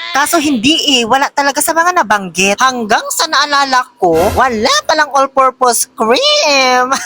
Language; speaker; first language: Filipino; non-native, local second language; Pangasinan